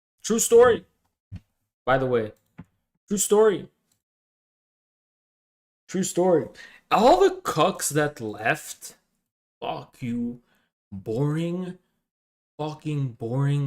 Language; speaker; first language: English; native; English